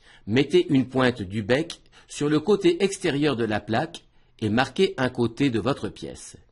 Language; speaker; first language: French; native; French